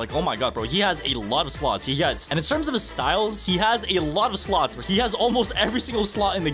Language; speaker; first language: English; native; English